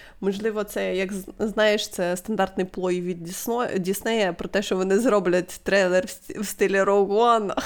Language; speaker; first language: Ukrainian; non-native, local second language; Russian